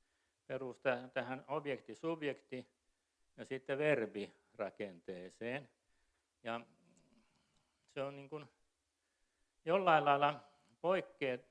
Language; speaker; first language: Finnish; native; Finnish